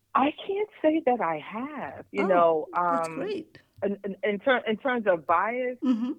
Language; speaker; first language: English; native; English